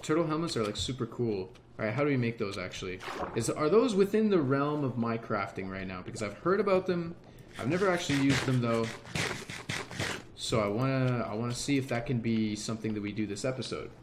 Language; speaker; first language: English; native; English